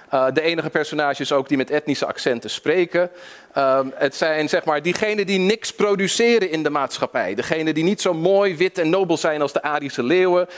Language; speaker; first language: Dutch; early bilingual, other home language; English